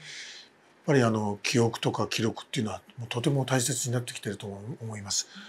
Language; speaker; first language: Japanese; native; Japanese